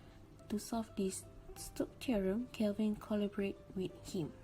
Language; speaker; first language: English; non-native, local second language; Malay